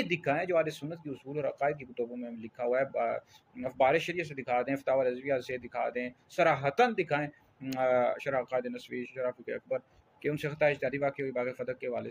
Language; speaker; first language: Urdu; native; Urdu